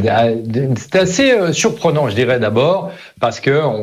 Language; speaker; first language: French; native; French